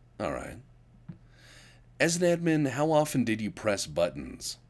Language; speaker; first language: English; native; English